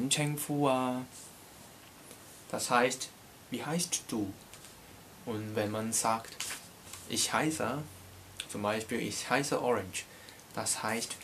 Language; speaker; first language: German; non-native, learner; Cantonese